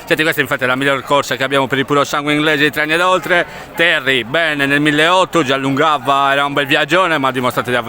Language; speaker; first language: Italian; native; Italian